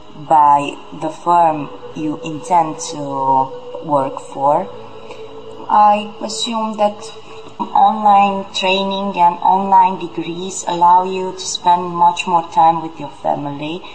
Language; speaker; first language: English; non-native, fluent; Romanian